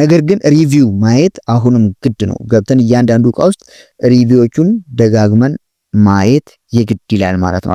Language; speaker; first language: Amharic; native; Amharic